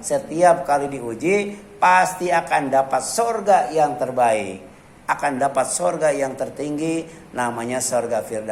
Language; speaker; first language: Indonesian; native; Indonesian